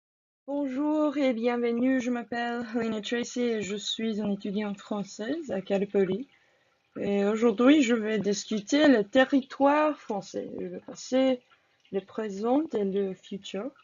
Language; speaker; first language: French; non-native, learner; English